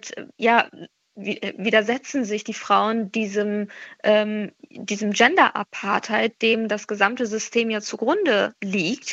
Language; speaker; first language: German; early bilingual, other home language; Persian